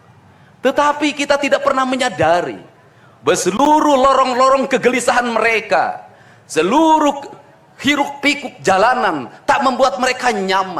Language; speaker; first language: Indonesian; native; Indonesian